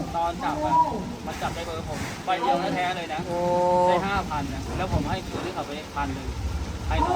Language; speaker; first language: Thai; native; Thai